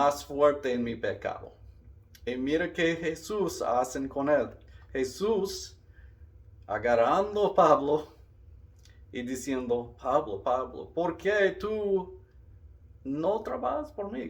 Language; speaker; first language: Spanish; non-native, learner; English